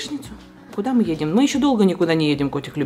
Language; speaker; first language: Russian; native; Russian